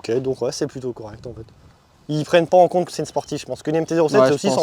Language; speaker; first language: French; native; French